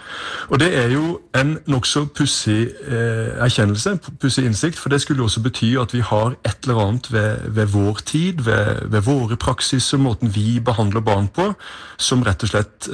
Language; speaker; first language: Norwegian; native; Norwegian